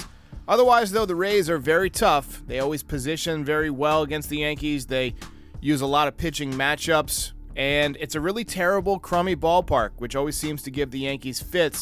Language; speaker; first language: English; native; English